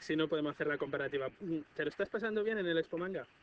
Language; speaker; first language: Spanish; native; Spanish